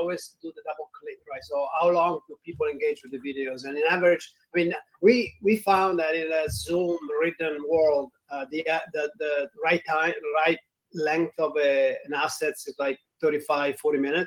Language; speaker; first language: English; non-native, fluent; Italian